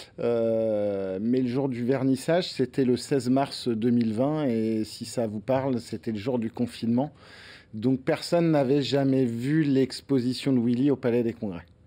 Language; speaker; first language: French; native; French